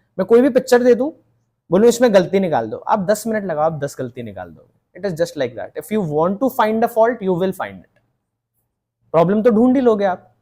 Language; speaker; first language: Hindi; native; Hindi